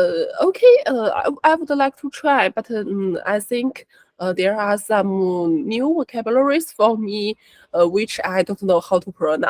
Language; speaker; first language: English; non-native, learner; Chinese